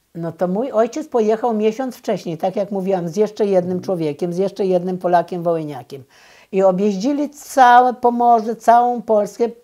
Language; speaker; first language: Polish; native; Polish